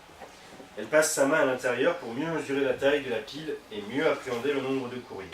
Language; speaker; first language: French; native; French